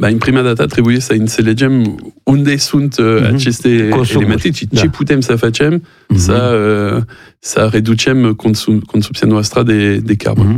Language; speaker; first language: Romanian; non-native, learner; French